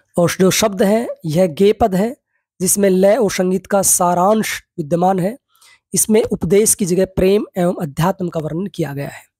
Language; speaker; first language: Hindi; native; Hindi